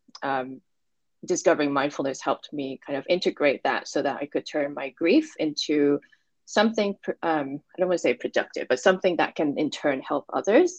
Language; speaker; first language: English; non-native, local second language; Cantonese